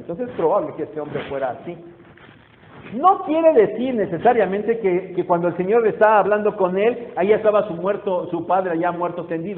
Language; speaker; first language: Spanish; native; Spanish